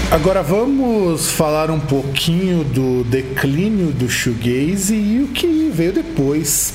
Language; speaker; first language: Portuguese; native; Portuguese